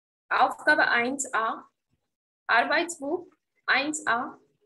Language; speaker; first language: German; non-native, fluent; Hindi